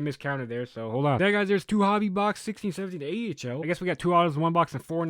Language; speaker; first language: English; native; English